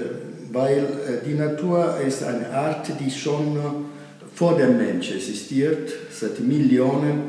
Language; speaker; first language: German; non-native, fluent; Italian